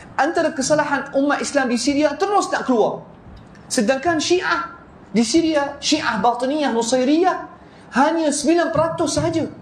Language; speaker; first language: Malay; non-native, fluent; Arabic